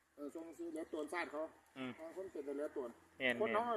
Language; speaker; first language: Thai; non-native, local second language; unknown